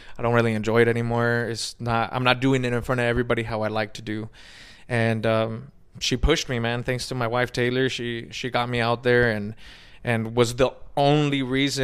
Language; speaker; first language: English; native; English